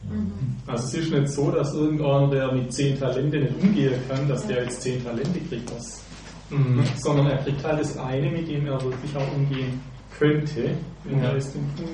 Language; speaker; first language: German; native; German